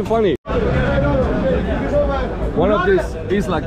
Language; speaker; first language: English; non-native, fluent; German